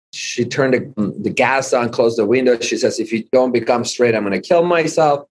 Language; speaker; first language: English; non-native, fluent; Armenian